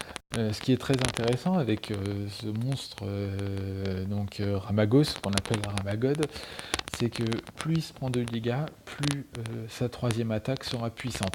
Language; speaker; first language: French; native; French